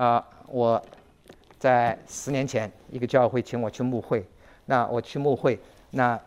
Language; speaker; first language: Chinese; native; Chinese